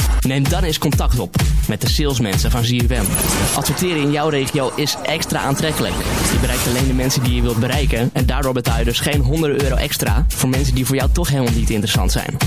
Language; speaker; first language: Dutch; native; Dutch